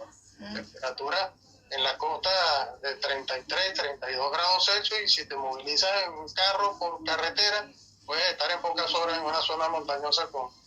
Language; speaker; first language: Spanish; native; Spanish